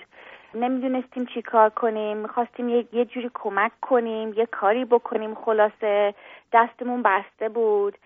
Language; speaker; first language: Persian; early bilingual, heritage; English